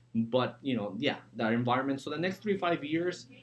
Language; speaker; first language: English; early bilingual, other home language; Spanish